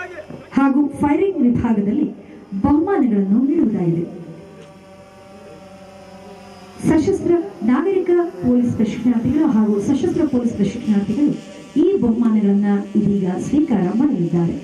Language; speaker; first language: Kannada; native; Kannada